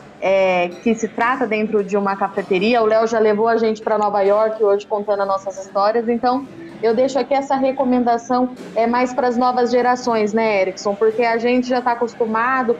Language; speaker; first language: Portuguese; native; Portuguese